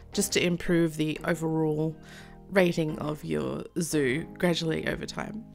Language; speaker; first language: English; native; English